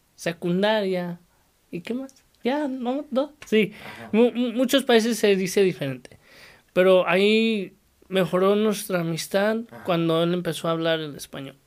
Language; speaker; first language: Spanish; native; Spanish